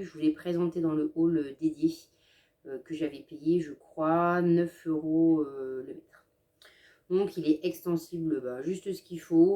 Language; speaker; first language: French; native; French